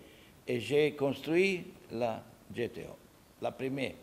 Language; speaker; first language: French; non-native, learner; Italian